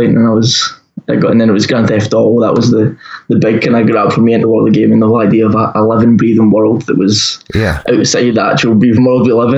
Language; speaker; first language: English; native; English